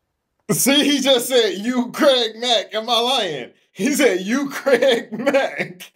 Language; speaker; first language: English; native; English